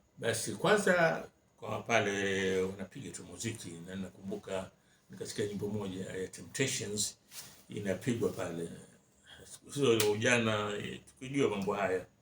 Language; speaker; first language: Swahili; native; Swahili